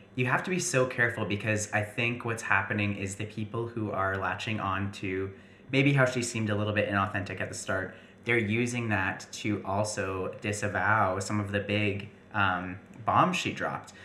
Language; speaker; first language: English; native; English